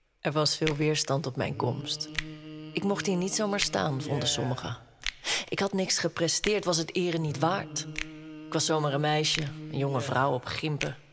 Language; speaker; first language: Dutch; native; Dutch